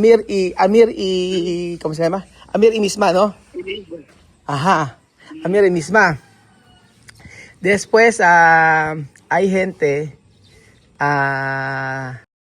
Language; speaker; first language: Spanish; non-native, learner; Filipino